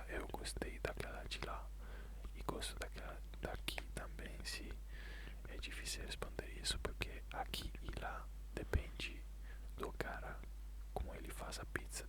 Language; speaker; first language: Portuguese; non-native, fluent; Italian